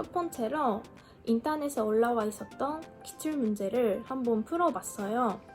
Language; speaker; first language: Korean; non-native, fluent; Japanese